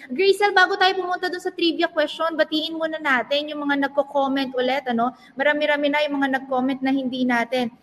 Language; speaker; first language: Filipino; non-native, local second language; Pampanga